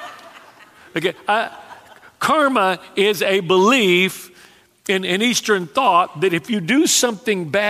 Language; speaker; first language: English; native; English